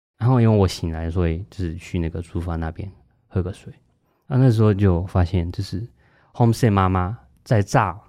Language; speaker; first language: Chinese; non-native, fluent; Japanese